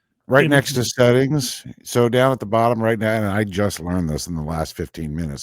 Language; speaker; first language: English; native; English